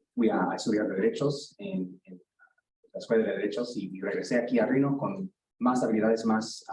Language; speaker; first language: Spanish; non-native, learner; English